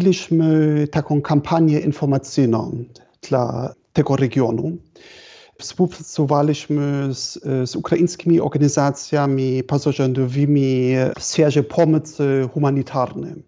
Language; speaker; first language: Polish; non-native, fluent; German